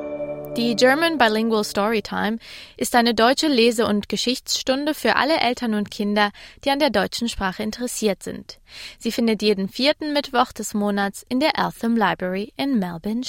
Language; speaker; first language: German; native; German